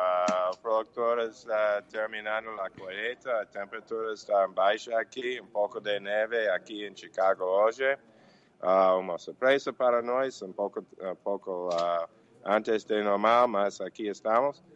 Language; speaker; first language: Portuguese; non-native, fluent; English